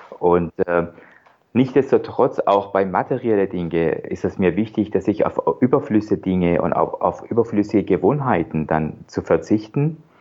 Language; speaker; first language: German; non-native, fluent; Persian